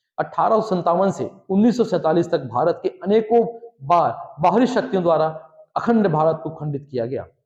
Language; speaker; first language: Hindi; native; Hindi